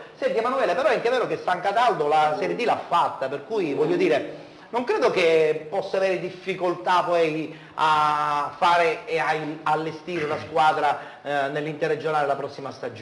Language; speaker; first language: Italian; native; Italian